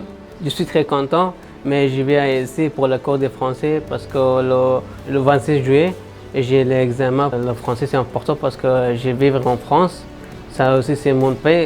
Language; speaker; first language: French; non-native, learner; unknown